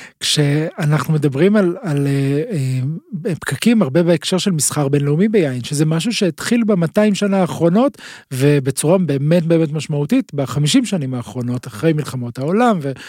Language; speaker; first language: Hebrew; native; Hebrew